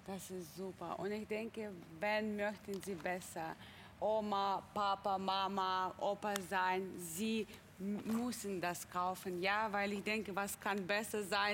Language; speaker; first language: German; non-native, fluent; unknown